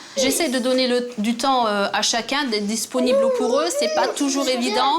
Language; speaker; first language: French; native; French